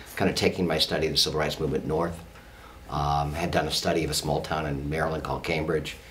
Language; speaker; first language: English; native; English